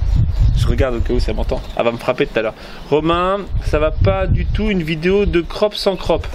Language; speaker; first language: French; native; French